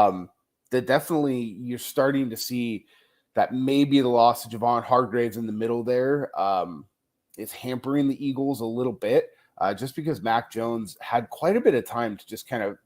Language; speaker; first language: English; native; English